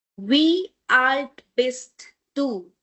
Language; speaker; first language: German; non-native, fluent; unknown